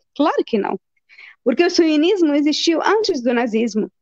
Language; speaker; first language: Portuguese; non-native, fluent; Arabic